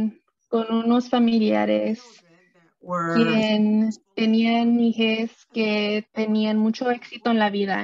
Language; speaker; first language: Spanish; early bilingual, other home language; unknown